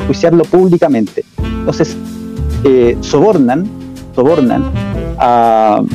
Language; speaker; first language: Spanish; native; Spanish